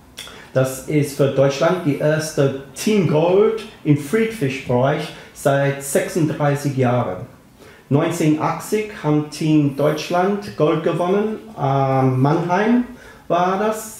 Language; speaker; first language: German; non-native, fluent; English